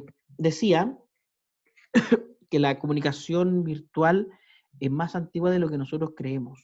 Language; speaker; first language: Spanish; native; Spanish